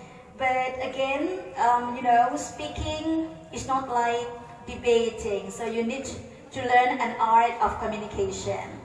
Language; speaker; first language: English; non-native, fluent; Indonesian